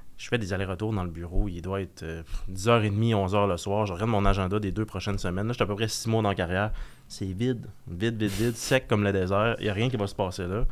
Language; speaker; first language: French; native; French